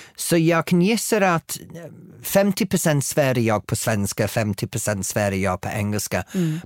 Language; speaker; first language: Swedish; non-native, fluent; English